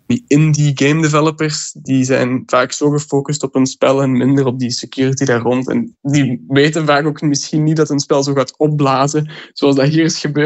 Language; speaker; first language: Dutch; native; Dutch